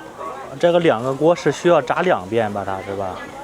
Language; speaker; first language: Chinese; native; Chinese